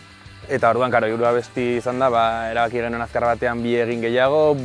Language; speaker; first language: Basque; native; Basque